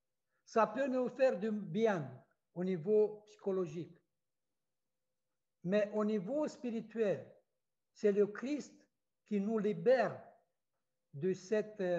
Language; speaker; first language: French; non-native, fluent; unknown